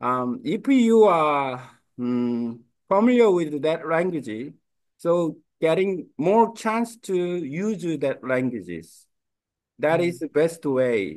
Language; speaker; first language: English; non-native, learner; Korean